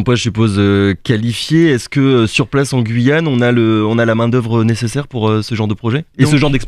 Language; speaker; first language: French; native; French